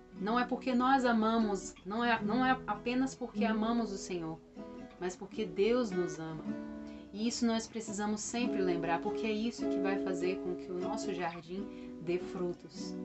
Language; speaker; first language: Portuguese; native; Portuguese